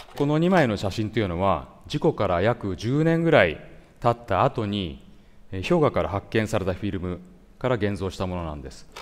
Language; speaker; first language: Japanese; native; Japanese